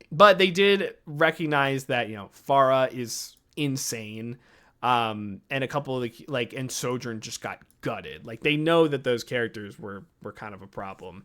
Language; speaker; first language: English; native; English